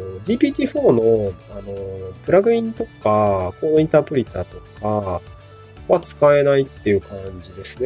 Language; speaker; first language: Japanese; native; Japanese